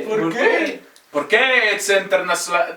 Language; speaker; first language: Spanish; non-native, learner; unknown